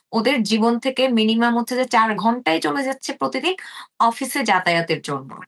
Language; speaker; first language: Bangla; native; Bangla